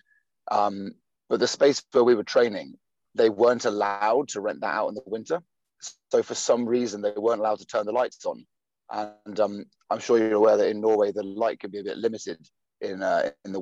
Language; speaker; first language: English; native; English